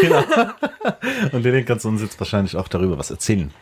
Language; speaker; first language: German; non-native, fluent; Arabic